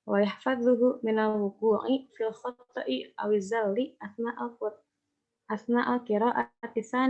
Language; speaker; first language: Arabic; non-native, learner; Indonesian